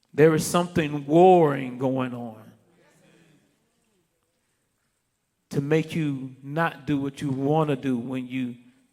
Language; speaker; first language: English; native; English